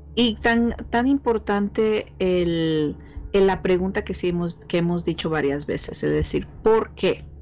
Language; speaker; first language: Spanish; early bilingual, heritage; Spanish